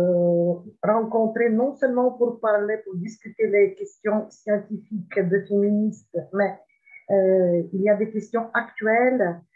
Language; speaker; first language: French; non-native, fluent; Ukrainian